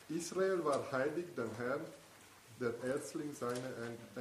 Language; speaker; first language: German; non-native, fluent; Italian